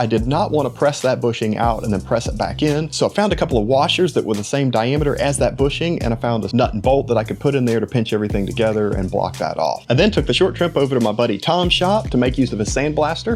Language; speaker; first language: English; native; English